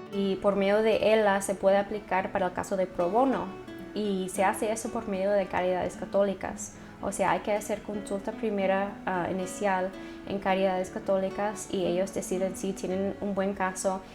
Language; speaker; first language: Spanish; non-native, fluent; English